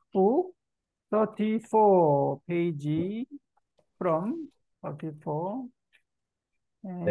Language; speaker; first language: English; non-native, learner; Korean